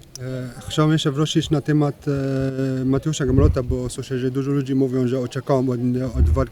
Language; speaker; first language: Polish; non-native, learner; French